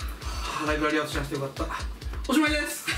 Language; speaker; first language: Japanese; native; Japanese